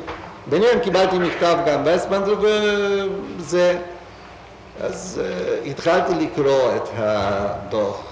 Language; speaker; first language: Hebrew; non-native, fluent; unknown